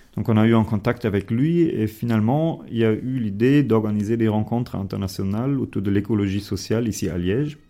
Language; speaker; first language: French; non-native, fluent; German